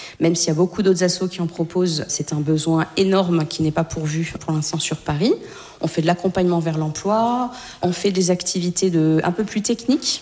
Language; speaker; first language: French; native; French